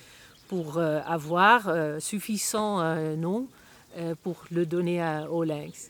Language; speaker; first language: French; non-native, learner; Spanish